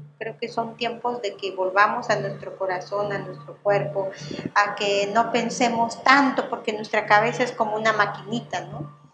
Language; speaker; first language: Spanish; non-native, local second language; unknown